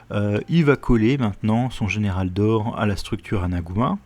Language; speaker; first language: French; native; French